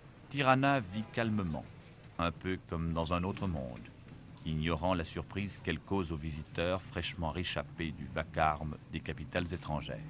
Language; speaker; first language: French; native; French